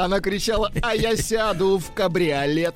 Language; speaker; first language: Russian; native; Russian